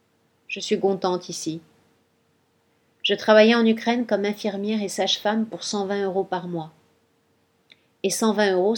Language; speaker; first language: French; non-native, fluent; Ukrainian